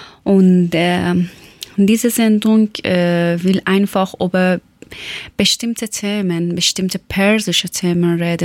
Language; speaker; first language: German; non-native, fluent; Persian